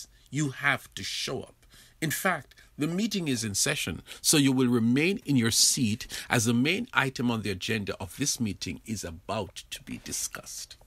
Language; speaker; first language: English; native; English